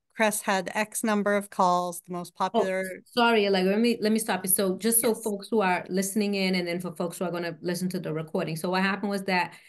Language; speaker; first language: English; native; English